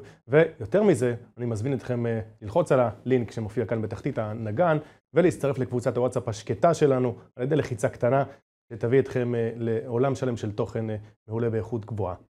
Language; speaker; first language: Hebrew; native; Hebrew